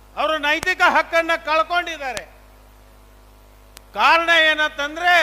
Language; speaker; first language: Kannada; native; Kannada